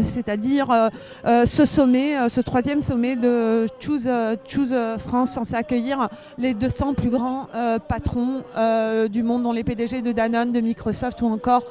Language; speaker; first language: French; native; French